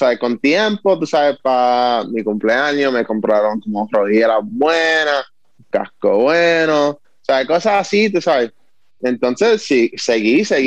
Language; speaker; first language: Spanish; early bilingual, heritage; Spanish